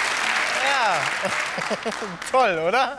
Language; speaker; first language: German; native; German